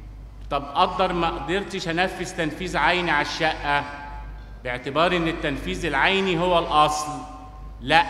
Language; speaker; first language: Arabic; native; Arabic